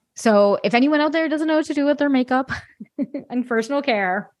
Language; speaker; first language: English; non-native, fluent; French